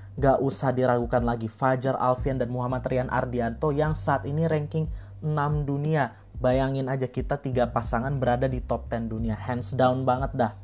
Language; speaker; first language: Indonesian; native; Indonesian